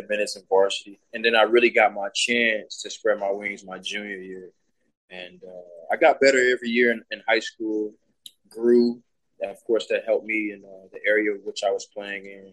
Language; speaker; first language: English; native; English